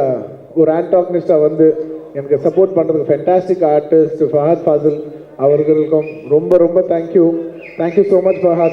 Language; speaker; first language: Tamil; non-native, fluent; Telugu